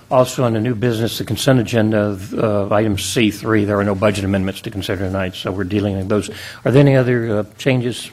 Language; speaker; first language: English; native; English